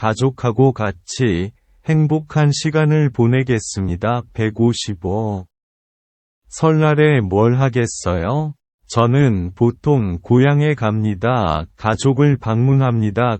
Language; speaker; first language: Korean; non-native, learner; Vietnamese